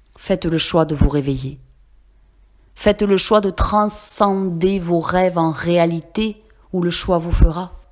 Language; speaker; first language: French; native; French